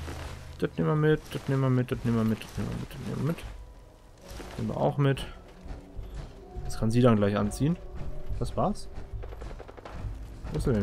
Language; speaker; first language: German; native; German